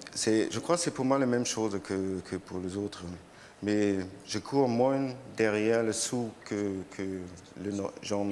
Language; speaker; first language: French; non-native, learner; German